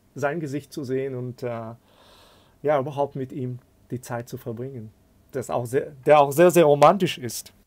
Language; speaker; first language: German; non-native, fluent; Hebrew